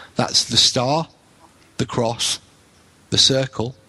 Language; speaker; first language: English; native; English